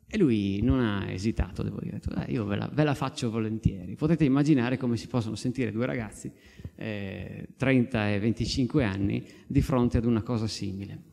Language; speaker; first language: Italian; native; Italian